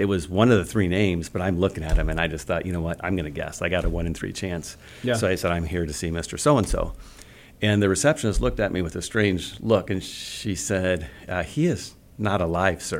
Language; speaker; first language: English; native; English